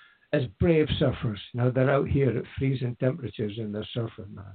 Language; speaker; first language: English; native; English